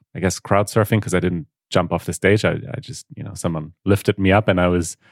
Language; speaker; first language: English; non-native, fluent; German